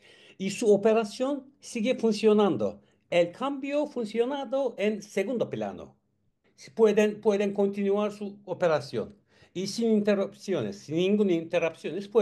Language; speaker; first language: Spanish; non-native, learner; Turkish